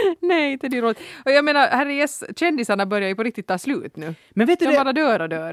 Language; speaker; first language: Swedish; native; Swedish